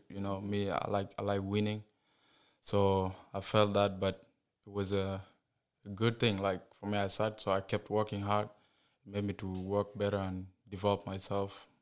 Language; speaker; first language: English; non-native, fluent; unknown